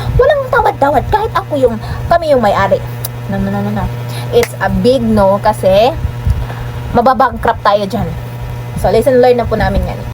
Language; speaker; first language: Filipino; non-native, local second language; Cebuano